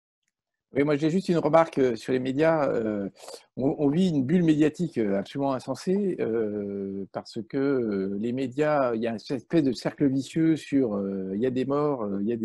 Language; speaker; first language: French; native; French